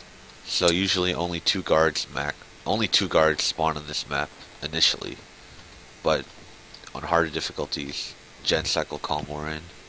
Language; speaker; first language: English; native; English